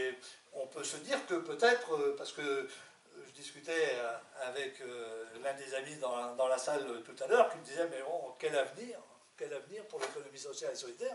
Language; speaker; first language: French; native; French